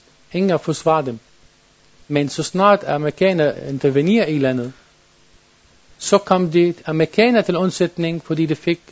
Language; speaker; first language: Danish; non-native, learner; Arabic